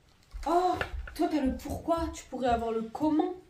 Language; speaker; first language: French; native; French